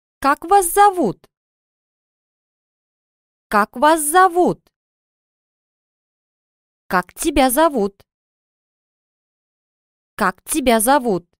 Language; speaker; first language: Russian; non-native, learner; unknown